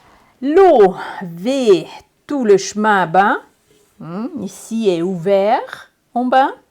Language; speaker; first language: French; non-native, learner; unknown